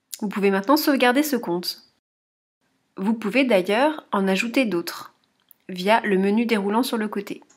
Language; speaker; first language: French; native; French